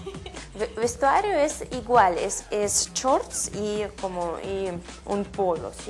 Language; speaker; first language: Spanish; non-native, learner; Russian